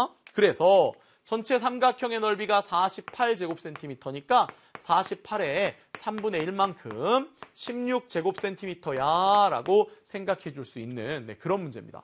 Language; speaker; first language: Korean; native; Korean